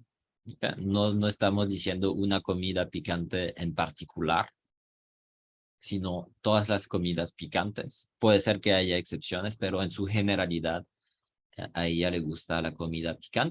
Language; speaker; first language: Spanish; non-native, fluent; French